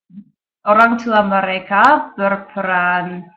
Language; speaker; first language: Indonesian; non-native, learner; English